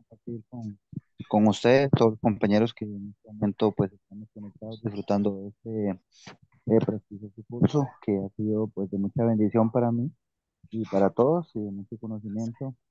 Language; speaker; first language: Spanish; native; Spanish